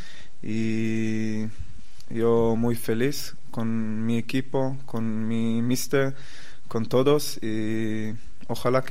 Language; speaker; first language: Spanish; non-native, learner; Hebrew